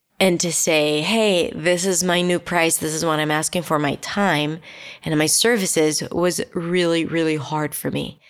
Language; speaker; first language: English; non-native, fluent; Hebrew